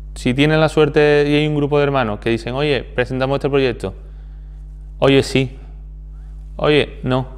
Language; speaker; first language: Spanish; native; Spanish